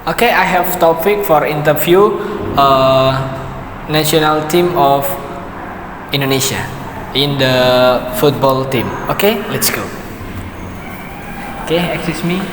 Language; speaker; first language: English; non-native, learner; Indonesian